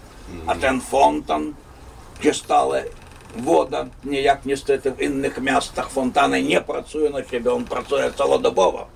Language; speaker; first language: Polish; non-native, fluent; Russian